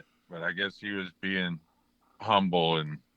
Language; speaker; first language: English; native; English